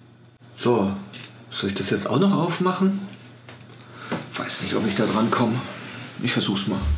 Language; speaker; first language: German; native; German